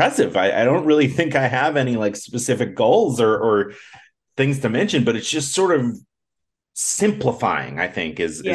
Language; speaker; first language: English; native; English